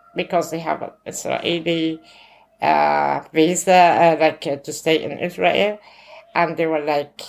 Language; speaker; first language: English; non-native, learner; Arabic